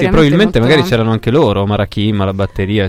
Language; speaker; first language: Italian; native; Italian